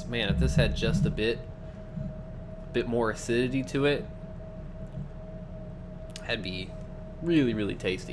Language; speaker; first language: English; native; English